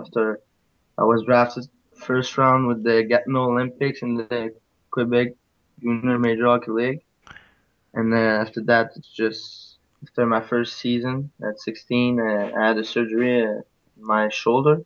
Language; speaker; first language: English; non-native, fluent; French